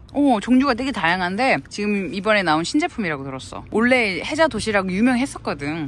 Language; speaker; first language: Korean; native; Korean